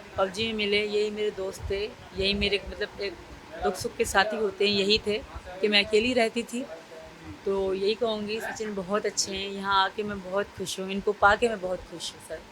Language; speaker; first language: Urdu; non-native, local second language; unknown